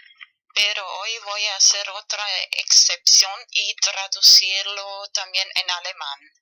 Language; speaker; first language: Spanish; non-native, fluent; German